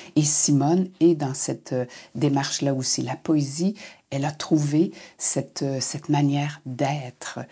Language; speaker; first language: French; native; French